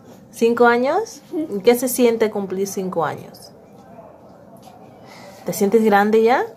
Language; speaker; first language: Spanish; native; Spanish